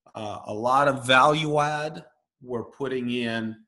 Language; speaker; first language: English; early bilingual, other home language; Russian